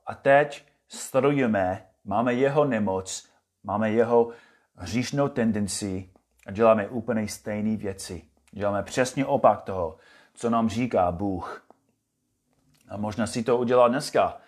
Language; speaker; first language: Czech; non-native, fluent; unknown